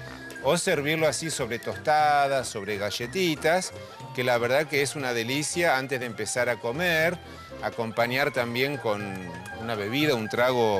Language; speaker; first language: Spanish; native; Spanish